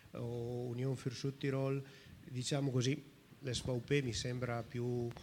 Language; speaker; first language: Italian; native; Italian